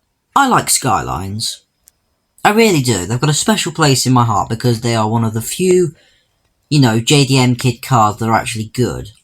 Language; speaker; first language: English; native; English